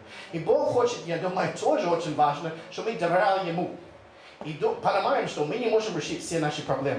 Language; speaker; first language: Russian; non-native, fluent; English